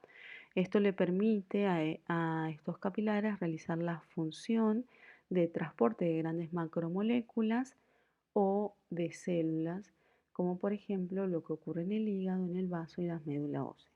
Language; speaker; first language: Spanish; native; Spanish